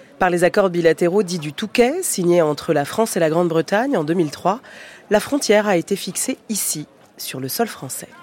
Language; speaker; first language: French; native; French